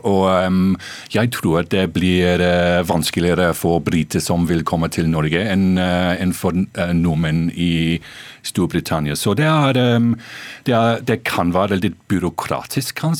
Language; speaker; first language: Norwegian; non-native, fluent; English